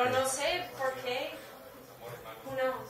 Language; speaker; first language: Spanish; non-native, learner; English